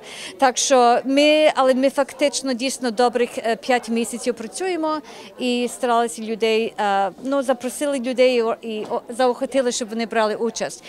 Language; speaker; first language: Ukrainian; early bilingual, heritage; Ukrainian